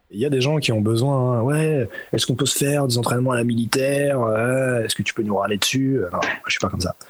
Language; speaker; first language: French; native; French